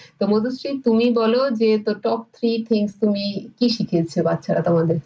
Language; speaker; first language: Bangla; native; Bangla